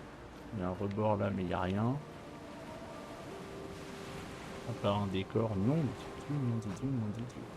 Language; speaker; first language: French; native; French